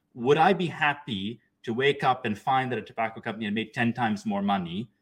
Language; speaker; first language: English; non-native, local second language; Urdu